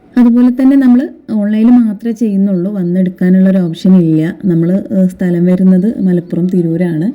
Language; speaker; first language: Malayalam; native; Malayalam